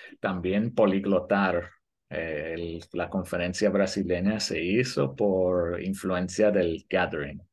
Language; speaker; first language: Spanish; early bilingual, heritage; Spanish